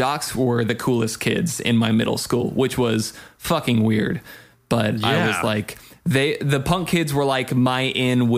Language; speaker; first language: English; native; English